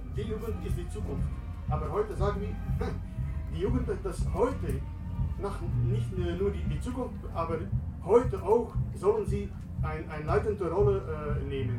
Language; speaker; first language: German; non-native, learner; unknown